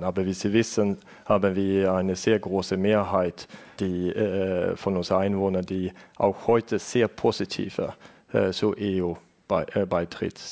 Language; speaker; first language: German; non-native, fluent; Estonian